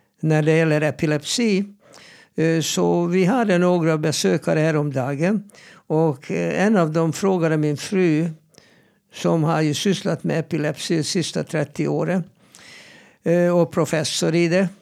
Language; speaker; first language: Swedish; non-native, fluent; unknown